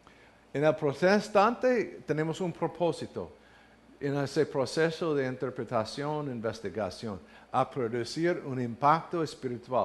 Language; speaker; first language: Spanish; non-native, learner; English